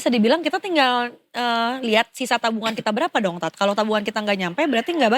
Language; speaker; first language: Indonesian; native; Indonesian